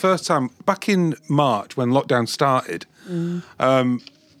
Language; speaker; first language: English; native; English